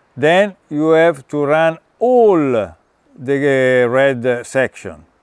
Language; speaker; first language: English; non-native, fluent; Italian